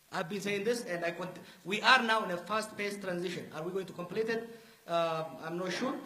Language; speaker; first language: English; non-native, local second language; Amharic